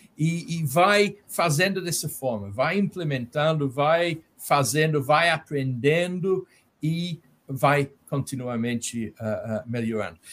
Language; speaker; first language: Portuguese; non-native, fluent; English